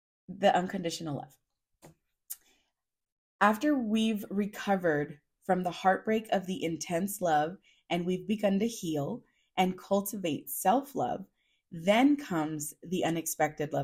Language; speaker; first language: English; early bilingual, other home language; Spanish